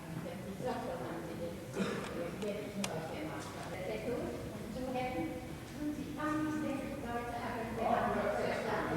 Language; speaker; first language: German; non-native, learner; Slovak